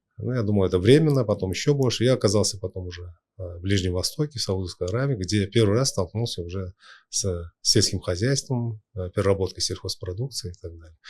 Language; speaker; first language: Russian; non-native, local second language; Uzbek